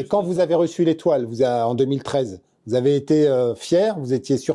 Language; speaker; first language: French; native; French